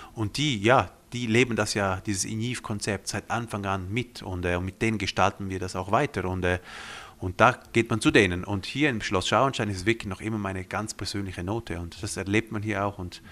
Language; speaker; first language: German; non-native, fluent; Romansh